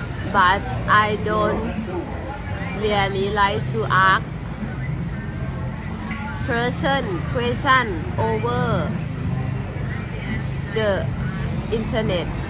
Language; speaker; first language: English; non-native, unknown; Thai